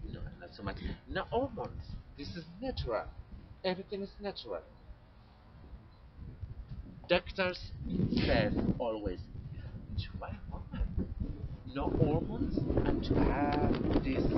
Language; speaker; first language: English; non-native, learner; Spanish